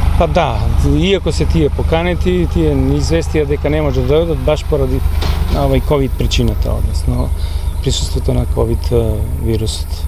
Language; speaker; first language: Macedonian; native; Macedonian